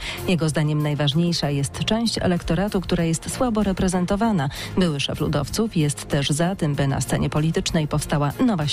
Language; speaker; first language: Polish; native; Polish